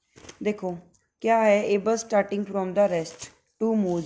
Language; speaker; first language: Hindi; native; Hindi